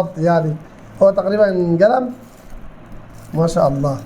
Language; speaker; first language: Arabic; native; Arabic